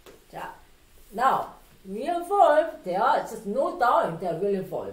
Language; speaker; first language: English; non-native, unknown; Korean